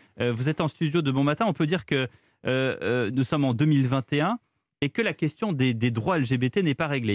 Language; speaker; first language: French; native; French